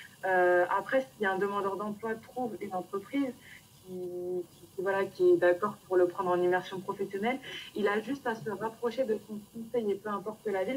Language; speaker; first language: French; native; French